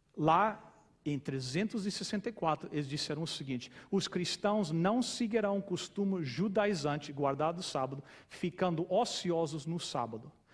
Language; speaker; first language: Portuguese; non-native, fluent; English